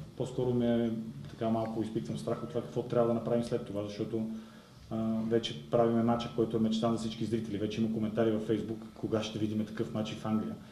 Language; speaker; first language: Bulgarian; native; Bulgarian